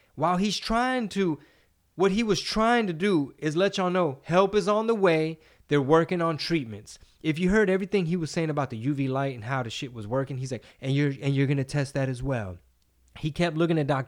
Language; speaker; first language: English; early bilingual, other home language; Spanish